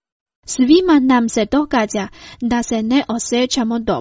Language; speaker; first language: Croatian; non-native, fluent; Chinese